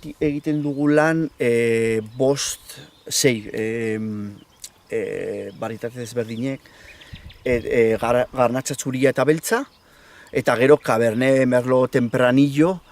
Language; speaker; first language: Basque; non-native, local second language; Spanish